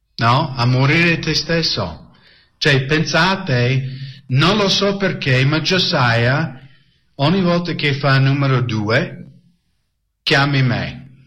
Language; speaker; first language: Italian; non-native, fluent; English